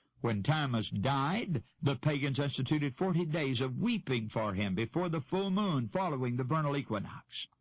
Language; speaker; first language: English; native; English